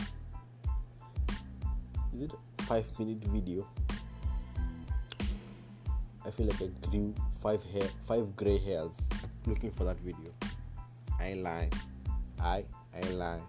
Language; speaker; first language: English; non-native, local second language; Swahili